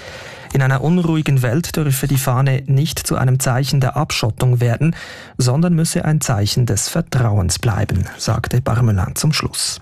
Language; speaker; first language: German; native; German